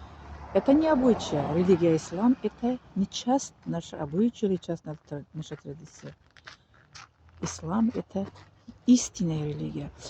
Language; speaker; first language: Russian; non-native, learner; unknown